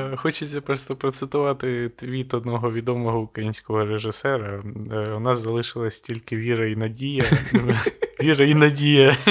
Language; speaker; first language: Ukrainian; non-native, local second language; Russian